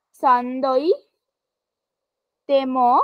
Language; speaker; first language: Japanese; non-native, learner; Sinhala